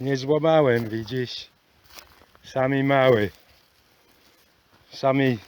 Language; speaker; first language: Polish; non-native, learner; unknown